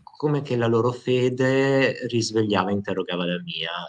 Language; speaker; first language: Italian; native; Italian